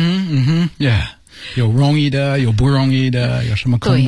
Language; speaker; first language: Chinese; non-native, learner; English